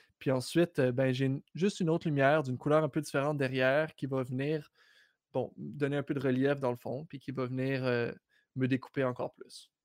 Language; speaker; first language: French; native; French